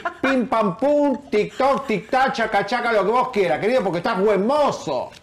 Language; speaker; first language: Spanish; native; Spanish